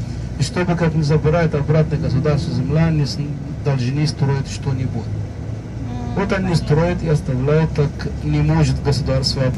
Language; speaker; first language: Russian; non-native, fluent; Arabic